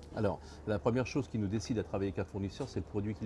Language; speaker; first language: French; native; French